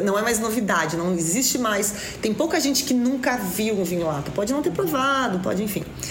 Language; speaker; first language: Portuguese; native; Portuguese